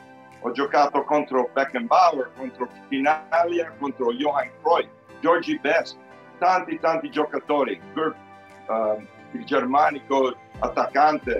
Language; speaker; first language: Italian; early bilingual, heritage; Italian